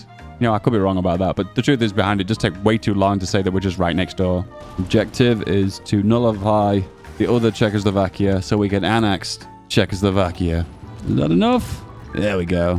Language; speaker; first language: English; native; English